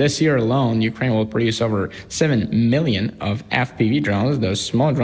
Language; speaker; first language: English; non-native, fluent; Ukrainian